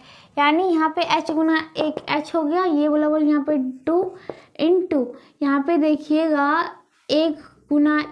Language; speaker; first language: Hindi; native; Hindi